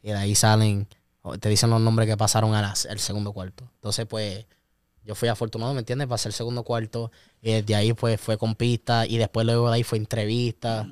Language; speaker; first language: Spanish; early bilingual, heritage; Spanish